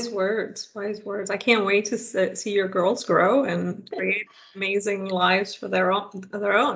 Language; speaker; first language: English; non-native, local second language; Hindi